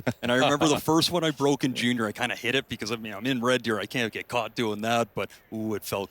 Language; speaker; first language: English; native; English